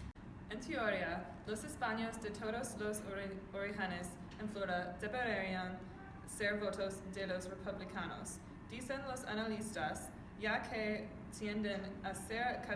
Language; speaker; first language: Spanish; non-native, learner; English